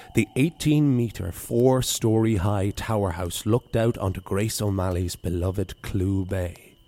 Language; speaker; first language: English; native; English